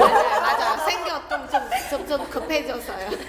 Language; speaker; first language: Korean; non-native, learner; Chinese